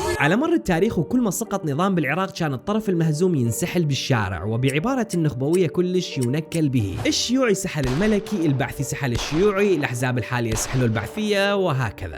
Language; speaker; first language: Arabic; native; Arabic